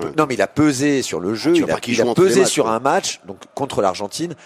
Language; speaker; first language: French; native; French